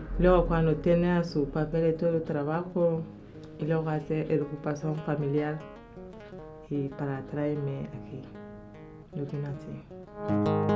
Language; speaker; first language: Spanish; non-native, learner; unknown